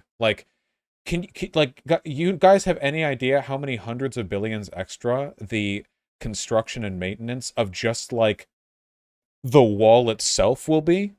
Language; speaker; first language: English; native; English